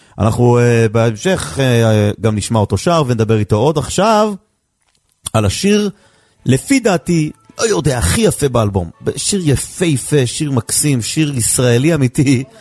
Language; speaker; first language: Hebrew; native; Hebrew